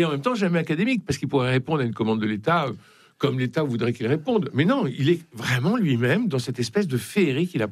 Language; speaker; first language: French; native; French